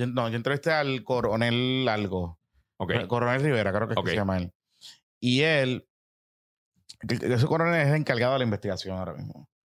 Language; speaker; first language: Spanish; native; Spanish